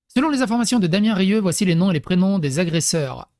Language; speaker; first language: French; early bilingual, other home language; Serbian